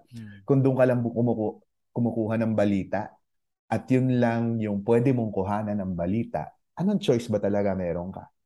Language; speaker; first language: Filipino; native; Filipino